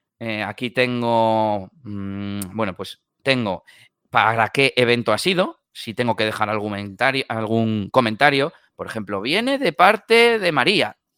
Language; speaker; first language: Spanish; native; Spanish